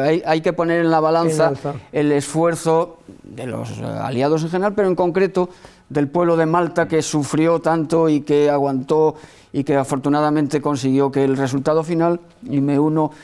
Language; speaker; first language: Spanish; native; Spanish